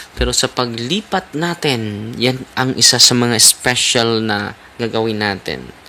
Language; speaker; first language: Filipino; non-native, local second language; Cebuano